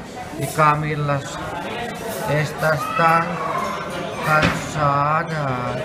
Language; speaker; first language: Spanish; non-native, learner; Finnish